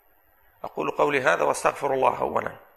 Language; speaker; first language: Russian; non-native, fluent; Arabic